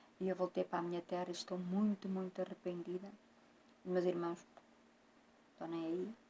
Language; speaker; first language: Portuguese; native; Portuguese